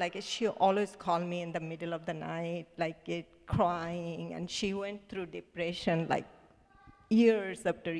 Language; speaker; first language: English; non-native, local second language; Bangla